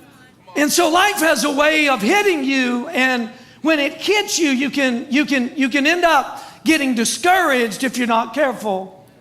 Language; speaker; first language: English; native; English